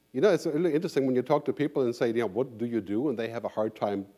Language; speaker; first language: English; non-native, fluent; German